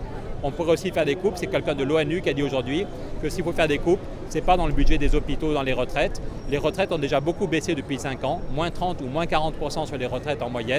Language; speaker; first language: French; native; French